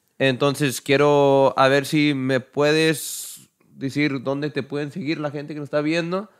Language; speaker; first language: Spanish; early bilingual, heritage; Spanish